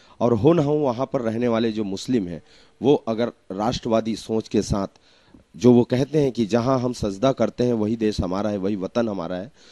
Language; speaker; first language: Hindi; native; Hindi